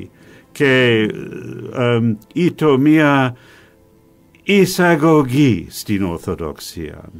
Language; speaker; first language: Greek; non-native, fluent; English